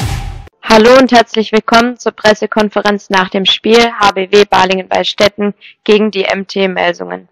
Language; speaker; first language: German; native; German